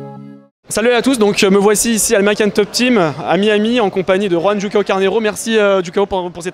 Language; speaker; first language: French; native; French